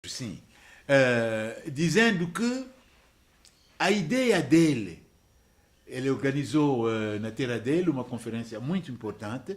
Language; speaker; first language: Portuguese; non-native, fluent; French